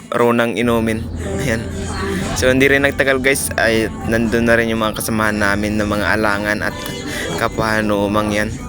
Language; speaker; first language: Filipino; non-native, local second language; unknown